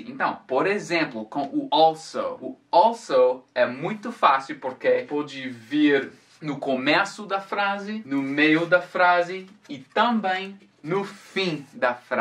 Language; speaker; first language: Portuguese; non-native, fluent; English